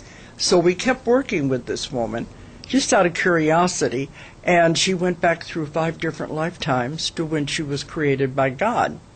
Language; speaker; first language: English; native; English